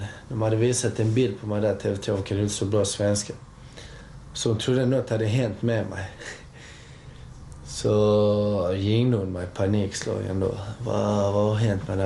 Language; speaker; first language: Swedish; early bilingual, other home language; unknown